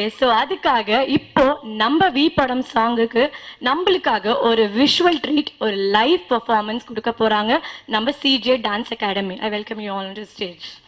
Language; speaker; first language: Tamil; native; Tamil